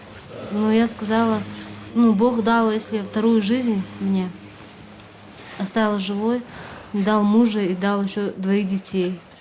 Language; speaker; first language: Russian; native; Russian